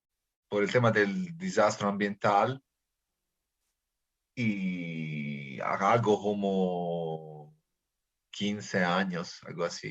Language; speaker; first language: Spanish; non-native, fluent; Italian